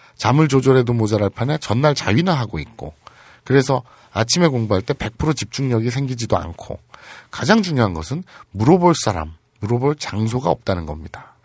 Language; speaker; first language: Korean; native; Korean